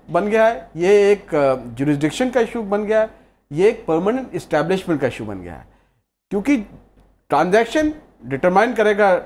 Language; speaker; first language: Hindi; native; Hindi